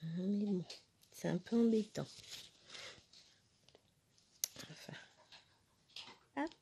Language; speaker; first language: French; native; French